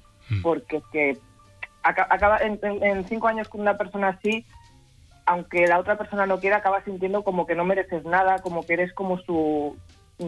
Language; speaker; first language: Spanish; native; Spanish